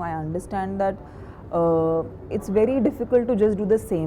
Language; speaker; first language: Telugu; non-native, fluent; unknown